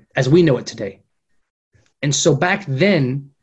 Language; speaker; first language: English; native; English